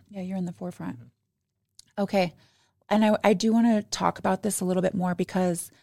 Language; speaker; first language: English; native; English